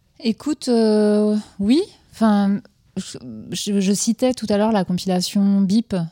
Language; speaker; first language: French; native; French